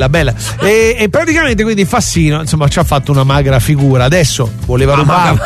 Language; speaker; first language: Italian; native; Italian